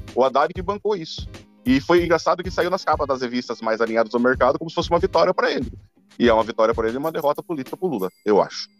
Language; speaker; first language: Portuguese; native; Portuguese